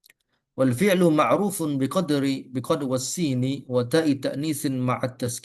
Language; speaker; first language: Arabic; non-native, fluent; Indonesian